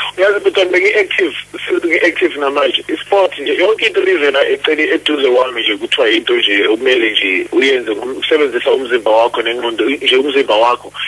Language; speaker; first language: Zulu; native; Zulu